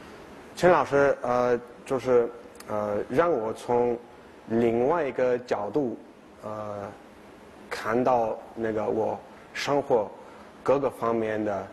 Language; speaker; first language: Chinese; non-native, fluent; English